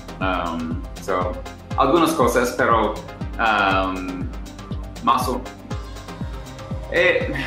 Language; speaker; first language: Spanish; non-native, learner; English